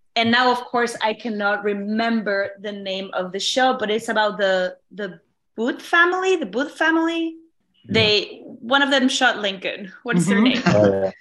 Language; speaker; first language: English; non-native, fluent; Spanish